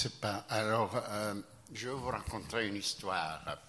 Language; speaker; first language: French; non-native, fluent; Greek